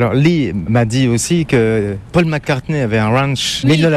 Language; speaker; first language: French; native; French